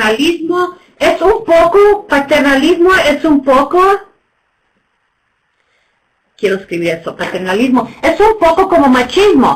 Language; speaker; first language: Spanish; non-native, fluent; English